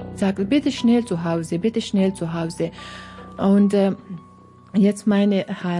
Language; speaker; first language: German; non-native, learner; Persian